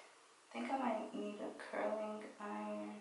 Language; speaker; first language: English; native; English